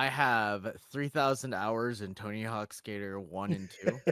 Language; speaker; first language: English; native; English